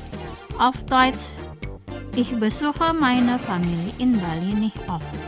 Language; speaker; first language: German; non-native, fluent; Indonesian